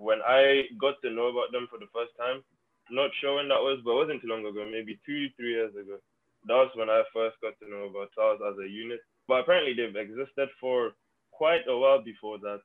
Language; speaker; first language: English; non-native, local second language; Yoruba